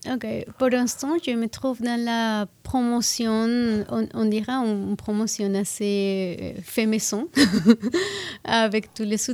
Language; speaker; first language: French; non-native, fluent; Spanish